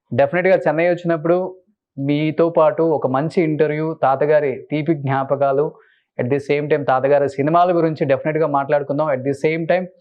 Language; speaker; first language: Telugu; native; Telugu